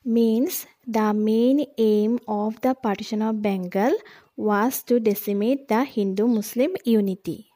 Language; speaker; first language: English; non-native, local second language; Assamese